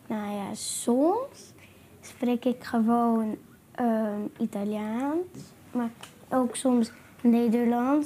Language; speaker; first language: Dutch; early bilingual, other home language; Italian